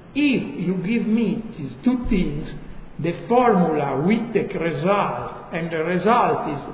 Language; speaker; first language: English; non-native, fluent; Italian